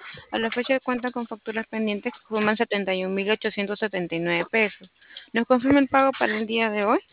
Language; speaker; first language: Spanish; native; Spanish